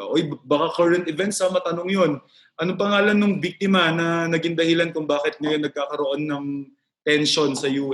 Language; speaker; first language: Filipino; native; Filipino